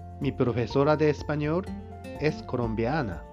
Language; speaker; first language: Spanish; non-native, fluent; Japanese